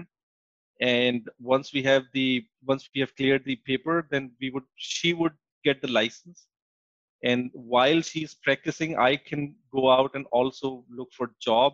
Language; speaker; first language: English; non-native, local second language; Urdu